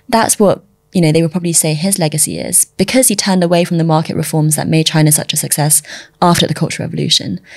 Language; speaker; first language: English; early bilingual, other home language; Chinese